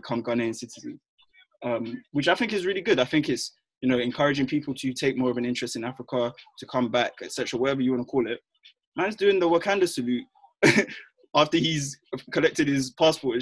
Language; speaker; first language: English; native; English